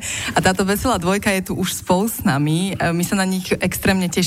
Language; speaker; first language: Slovak; native; Slovak